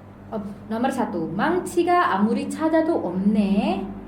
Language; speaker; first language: Korean; non-native, fluent; Indonesian